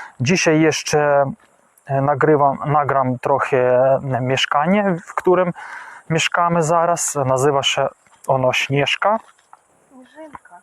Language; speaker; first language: Polish; non-native, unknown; Ukrainian